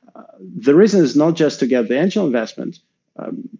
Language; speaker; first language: English; non-native, fluent; Russian